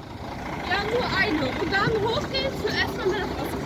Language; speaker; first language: German; native; German